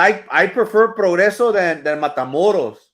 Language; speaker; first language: English; early bilingual, other home language; Spanish